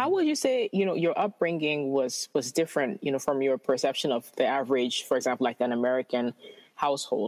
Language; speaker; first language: English; non-native, local second language; Akan